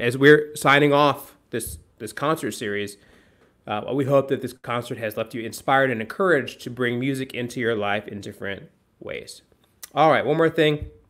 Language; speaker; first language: English; native; English